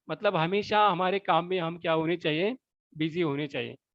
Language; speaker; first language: Hindi; non-native, local second language; Marathi